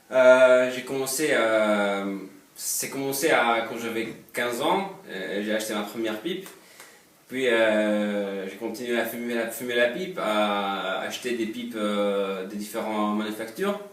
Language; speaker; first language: French; non-native, fluent; Polish